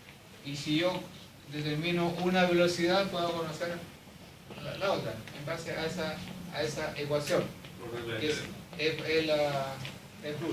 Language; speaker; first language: Spanish; native; Spanish